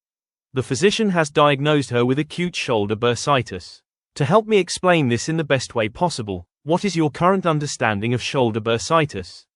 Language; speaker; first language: English; non-native, fluent; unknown